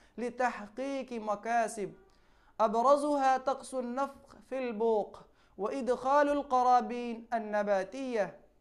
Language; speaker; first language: Arabic; non-native, fluent; Urdu